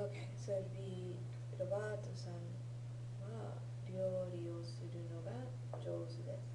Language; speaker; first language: Japanese; non-native, learner; English